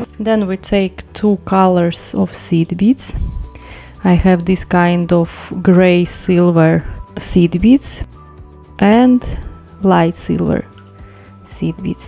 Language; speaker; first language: English; non-native, fluent; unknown